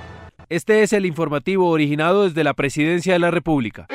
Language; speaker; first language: Spanish; native; Spanish